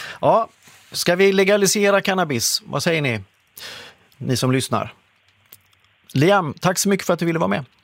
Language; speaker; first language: Swedish; native; Swedish